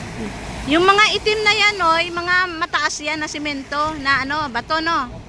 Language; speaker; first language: Filipino; native; Filipino